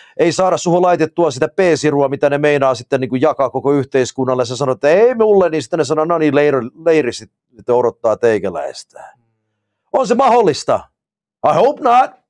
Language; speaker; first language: Finnish; early bilingual, heritage; Finnish